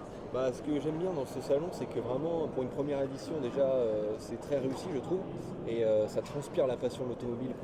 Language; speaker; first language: French; native; French